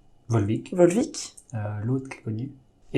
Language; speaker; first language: French; native; French